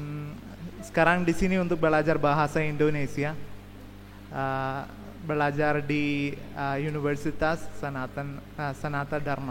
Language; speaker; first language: Indonesian; non-native, learner; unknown